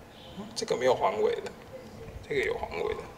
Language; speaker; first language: Chinese; native; Chinese